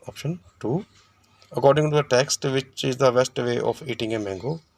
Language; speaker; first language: English; non-native, local second language; Punjabi